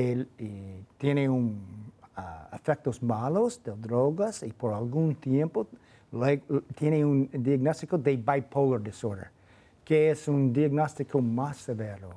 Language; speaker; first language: Spanish; non-native, fluent; English